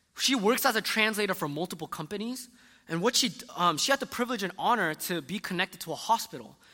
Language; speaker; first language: English; early bilingual, other home language; Korean